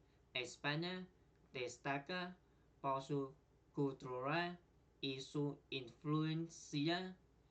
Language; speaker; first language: Spanish; non-native, learner; Vietnamese